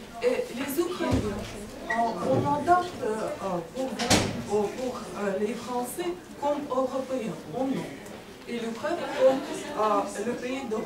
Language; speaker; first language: French; non-native, learner; Russian